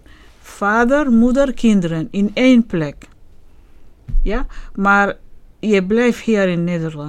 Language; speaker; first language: Dutch; non-native, learner; Arabic